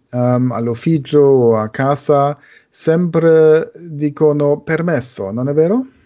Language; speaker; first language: Italian; non-native, learner; German